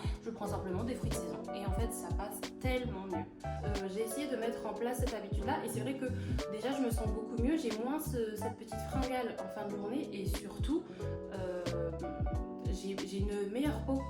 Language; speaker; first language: French; native; French